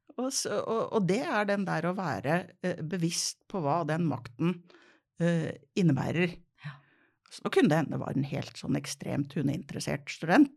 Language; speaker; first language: Norwegian; native; Norwegian